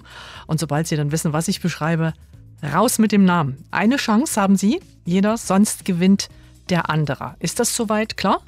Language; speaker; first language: German; native; German